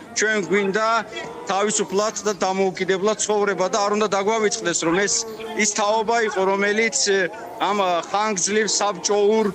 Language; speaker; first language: Georgian; non-native, local second language; Azerbaijani